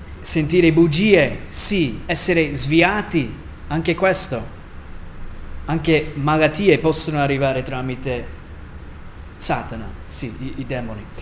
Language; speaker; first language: Italian; non-native, fluent; English